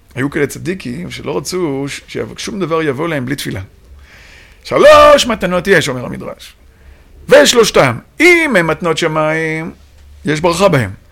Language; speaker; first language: Hebrew; native; Hebrew